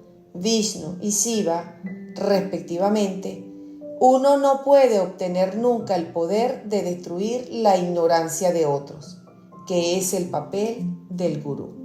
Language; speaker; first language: Spanish; native; Spanish